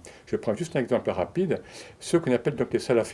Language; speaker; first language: French; native; French